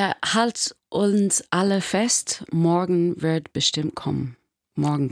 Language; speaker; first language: German; non-native, fluent; English